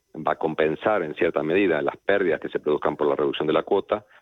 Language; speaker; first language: Spanish; native; Spanish